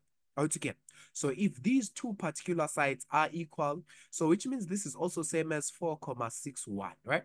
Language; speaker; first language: English; non-native, local second language; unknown